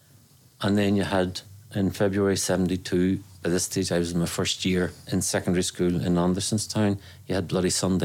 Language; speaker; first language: English; native; English